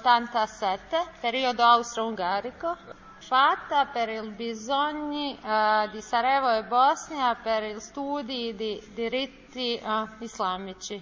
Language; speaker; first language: Italian; non-native, learner; Bosnian